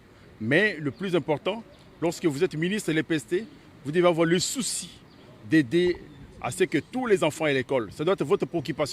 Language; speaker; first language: French; non-native, local second language; Lingala